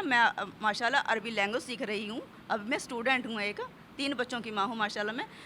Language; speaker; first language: Hindi; non-native, local second language; Punjabi